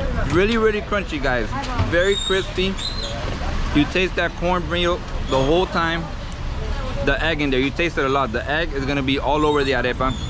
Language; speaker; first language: English; early bilingual, other home language; Spanish